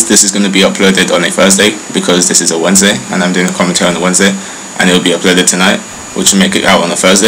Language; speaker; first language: English; native; English